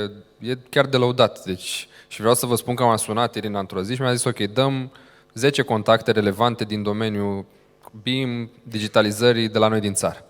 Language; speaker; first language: Romanian; native; Romanian